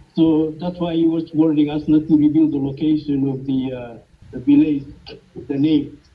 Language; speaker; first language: English; non-native, fluent; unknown